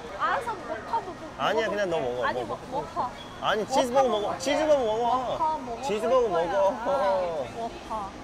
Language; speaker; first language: Korean; non-native, learner; English